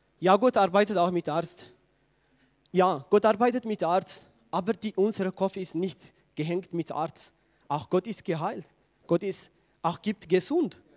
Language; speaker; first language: German; non-native, learner; Tigrinya